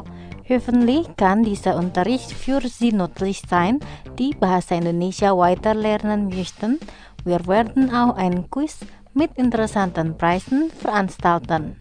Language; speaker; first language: German; non-native, fluent; Indonesian